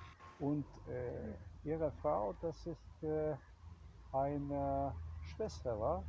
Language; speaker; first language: German; non-native, learner; Croatian